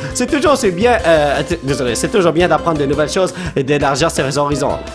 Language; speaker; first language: French; native; French